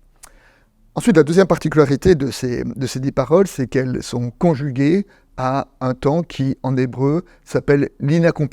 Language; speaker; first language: French; native; French